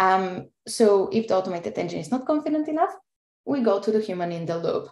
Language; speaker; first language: English; non-native, fluent; Bulgarian